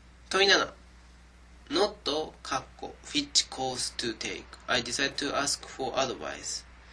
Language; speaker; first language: English; non-native, fluent; Japanese